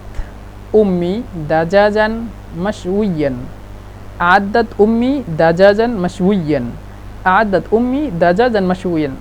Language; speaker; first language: Egyptian Arabic; non-native, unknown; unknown